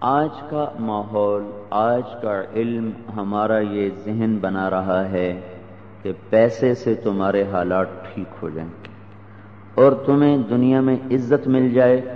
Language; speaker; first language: Urdu; non-native, local second language; Punjabi